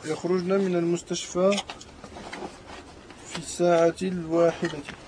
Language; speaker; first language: Arabic; non-native, learner; French